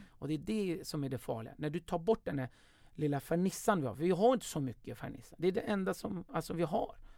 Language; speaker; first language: Swedish; early bilingual, other home language; Kurdish